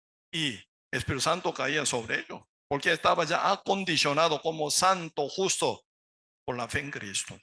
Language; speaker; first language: Spanish; non-native, learner; Korean